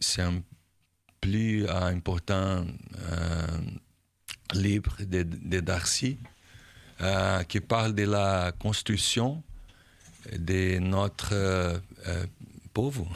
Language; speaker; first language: French; non-native, learner; Portuguese